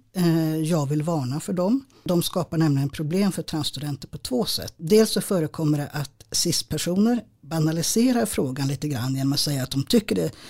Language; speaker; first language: Swedish; native; Swedish